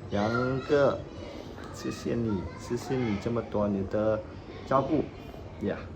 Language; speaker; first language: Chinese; non-native, learner; Khmer